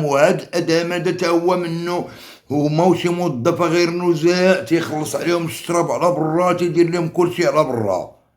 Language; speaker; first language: Arabic; native; Arabic